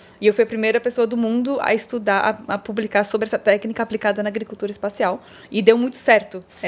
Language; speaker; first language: Portuguese; early bilingual, heritage; Portuguese